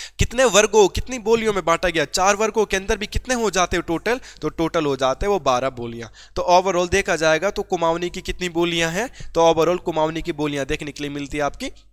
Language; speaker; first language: Hindi; native; Hindi